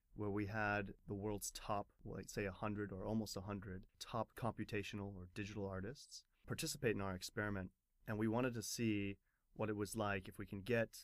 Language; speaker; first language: English; native; English